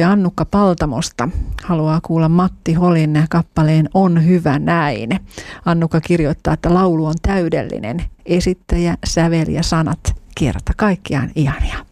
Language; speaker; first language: Finnish; native; Finnish